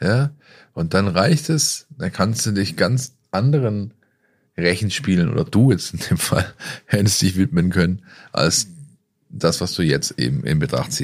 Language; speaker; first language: German; native; German